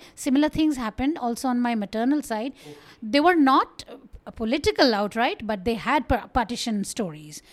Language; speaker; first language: English; non-native, local second language; Bangla